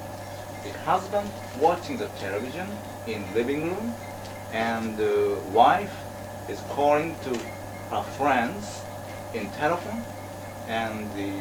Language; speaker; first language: English; non-native, learner; Japanese